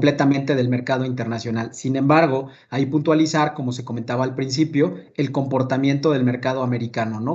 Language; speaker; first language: Spanish; native; Spanish